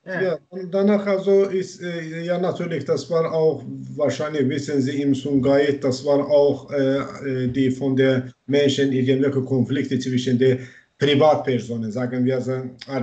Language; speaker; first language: German; non-native, learner; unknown